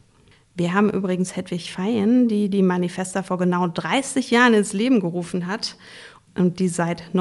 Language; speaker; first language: German; native; German